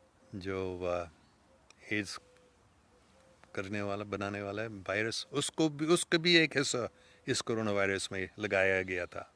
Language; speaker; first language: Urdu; non-native, fluent; English